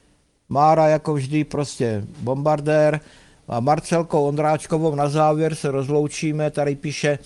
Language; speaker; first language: Czech; native; Czech